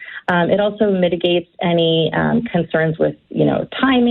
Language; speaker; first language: English; native; English